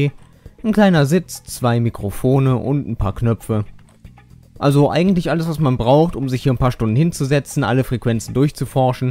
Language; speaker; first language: German; native; German